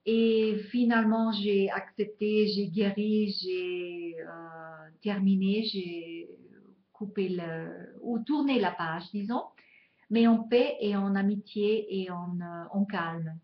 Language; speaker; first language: French; non-native, fluent; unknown